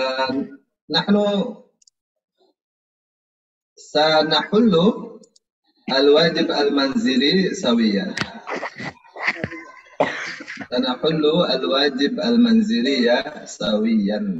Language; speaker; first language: Arabic; non-native, fluent; Indonesian